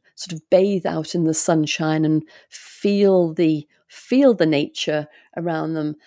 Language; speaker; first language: English; native; English